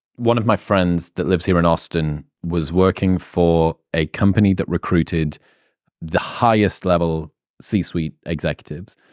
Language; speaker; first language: English; native; English